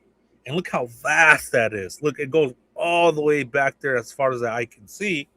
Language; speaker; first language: English; native; English